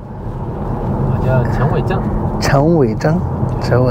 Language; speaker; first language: Chinese; native; Chinese